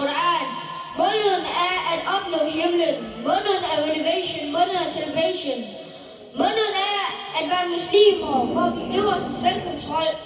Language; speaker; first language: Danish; non-native, learner; Malay